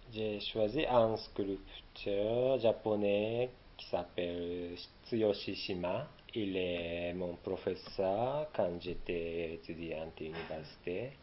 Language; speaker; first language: French; non-native, learner; Japanese